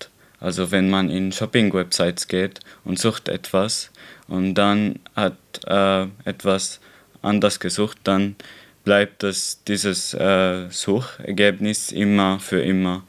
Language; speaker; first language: German; non-native, learner; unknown